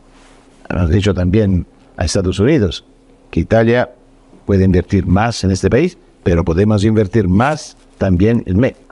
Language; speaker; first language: Spanish; non-native, fluent; Italian